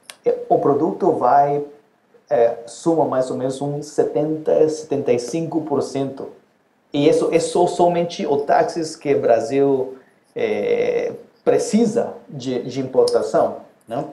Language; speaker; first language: Portuguese; non-native, fluent; Spanish